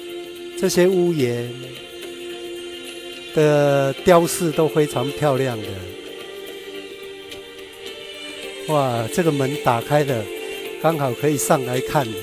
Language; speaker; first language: Chinese; native; Chinese